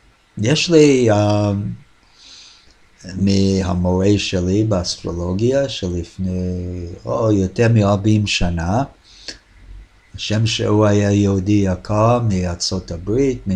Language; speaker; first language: Hebrew; non-native, fluent; English